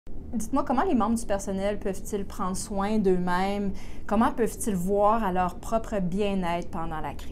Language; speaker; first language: French; native; French